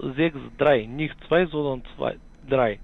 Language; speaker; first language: German; non-native, learner; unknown